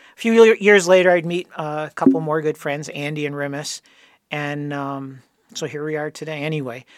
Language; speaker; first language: English; native; English